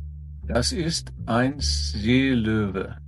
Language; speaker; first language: German; non-native, fluent; English